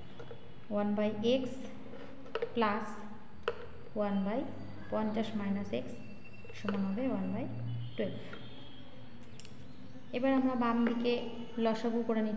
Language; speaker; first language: Bangla; native; Bangla